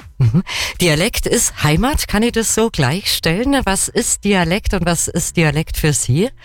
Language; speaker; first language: German; native; German